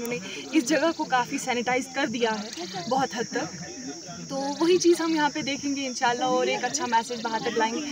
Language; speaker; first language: Hindi; non-native, local second language; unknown